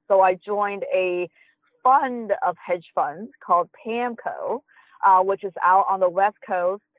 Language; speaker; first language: English; early bilingual, other home language; Chinese